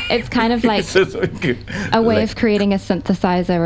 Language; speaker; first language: English; native; English